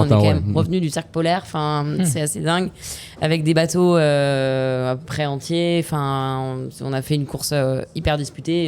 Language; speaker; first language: French; native; French